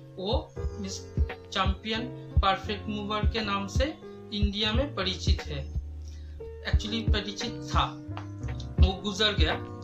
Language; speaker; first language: Hindi; non-native, local second language; Bangla